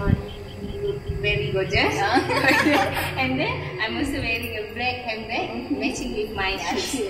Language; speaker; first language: English; non-native, learner; Malay